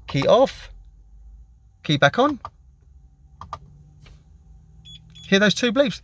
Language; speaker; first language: English; native; English